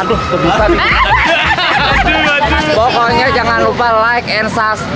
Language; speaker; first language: Indonesian; non-native, local second language; Sundanese